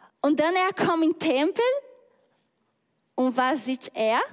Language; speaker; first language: German; non-native, learner; Portuguese